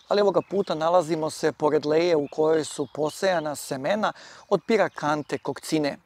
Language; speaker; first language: Croatian; native; Croatian